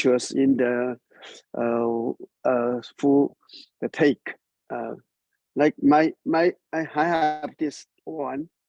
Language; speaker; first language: English; non-native, learner; Chinese